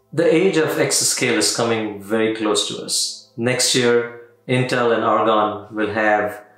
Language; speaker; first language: English; non-native, local second language; Tamil